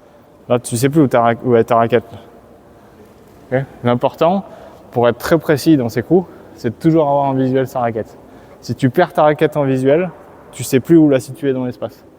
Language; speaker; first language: French; native; French